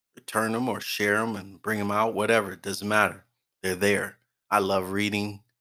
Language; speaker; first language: English; native; English